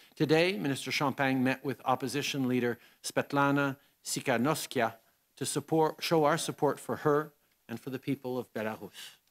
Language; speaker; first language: English; native; English